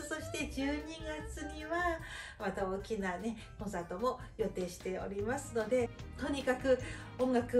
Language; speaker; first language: Japanese; non-native, fluent; Chinese